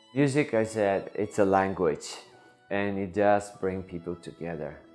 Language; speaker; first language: English; non-native, fluent; Bulgarian